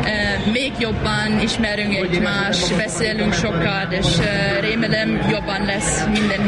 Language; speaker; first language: Hungarian; non-native, learner; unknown